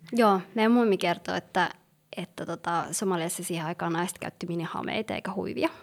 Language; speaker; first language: Finnish; early bilingual, other home language; Somali